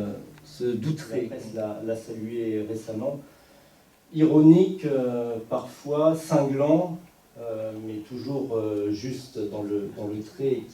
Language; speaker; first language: French; native; French